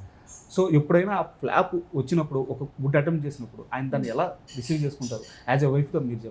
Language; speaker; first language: Telugu; native; Telugu